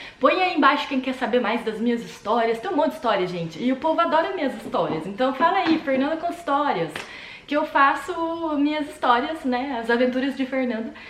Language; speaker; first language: Portuguese; native; Portuguese